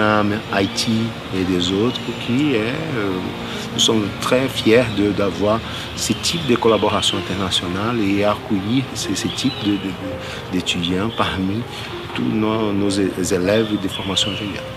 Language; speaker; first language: French; non-native, fluent; Portuguese